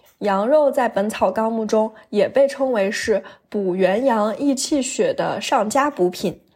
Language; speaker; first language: Chinese; native; Chinese